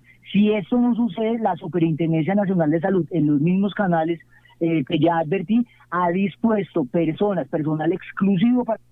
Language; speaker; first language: Spanish; native; Spanish